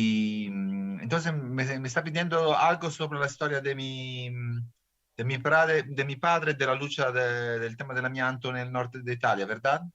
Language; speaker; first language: Spanish; non-native, fluent; Italian